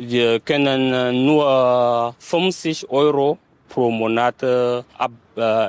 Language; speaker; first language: German; non-native, learner; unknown